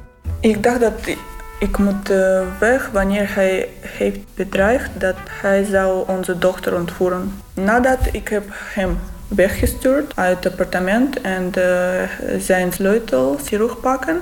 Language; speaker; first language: Dutch; non-native, learner; Russian